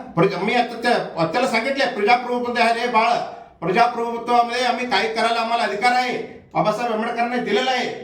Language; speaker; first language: Marathi; non-native, local second language; Kannada